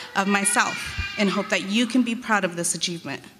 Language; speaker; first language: English; early bilingual, other home language; Spanish